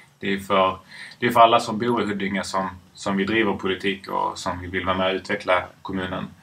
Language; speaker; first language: Swedish; native; Swedish